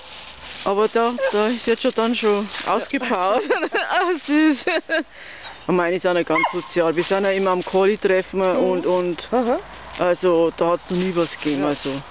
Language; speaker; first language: German; native; German